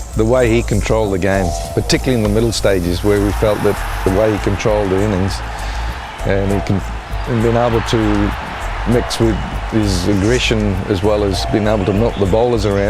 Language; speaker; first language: English; native; English